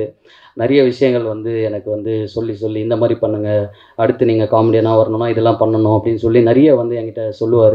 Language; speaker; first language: Tamil; native; Tamil